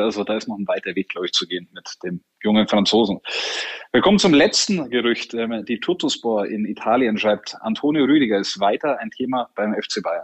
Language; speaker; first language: German; native; German